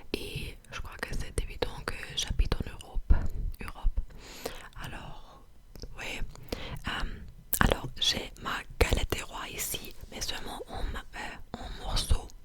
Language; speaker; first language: French; non-native, fluent; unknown